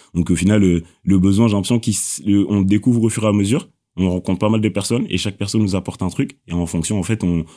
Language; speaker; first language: French; non-native, local second language; Wolof